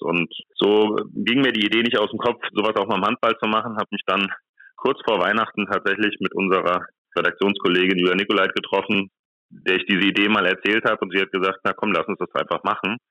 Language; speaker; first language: German; native; German